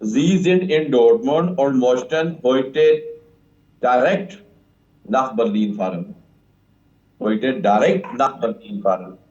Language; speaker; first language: German; non-native, fluent; Punjabi